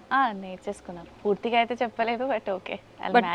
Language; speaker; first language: Telugu; non-native, learner; Bangla